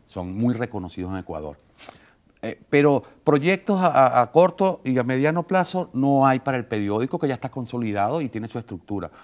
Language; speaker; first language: Spanish; native; Spanish